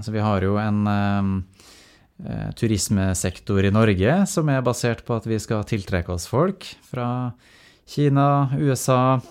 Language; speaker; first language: Norwegian; native; Norwegian